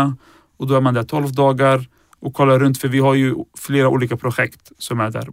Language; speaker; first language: Swedish; early bilingual, other home language; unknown